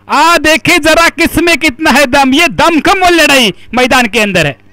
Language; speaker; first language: Hindi; non-native, local second language; Marathi